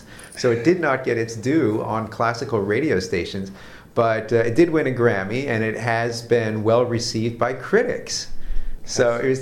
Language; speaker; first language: English; native; English